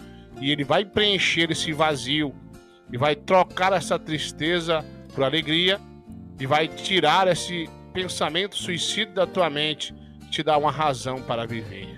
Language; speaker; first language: Portuguese; native; Portuguese